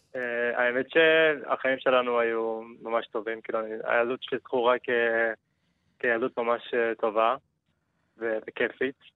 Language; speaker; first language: Hebrew; non-native, fluent; Turkish